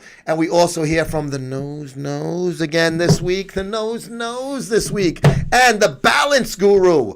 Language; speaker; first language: English; native; English